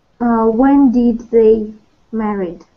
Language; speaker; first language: English; non-native, learner; Russian